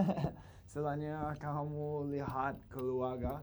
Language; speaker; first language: Indonesian; non-native, learner; English